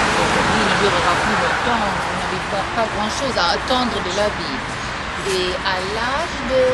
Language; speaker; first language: French; non-native, fluent; German